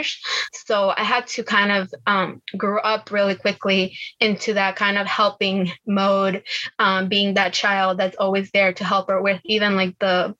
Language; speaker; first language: English; early bilingual, other home language; Spanish